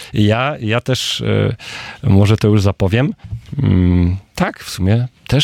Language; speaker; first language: Polish; native; Polish